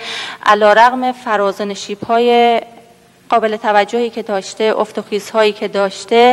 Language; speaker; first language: Persian; native; Persian